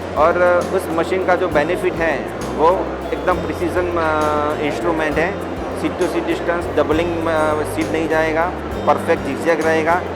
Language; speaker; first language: Hindi; native; Hindi